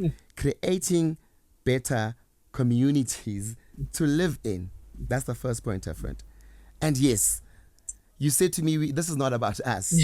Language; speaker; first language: English; non-native, local second language; Zulu